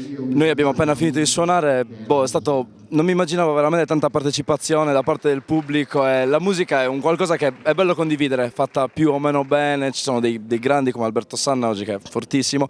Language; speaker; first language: Italian; native; Italian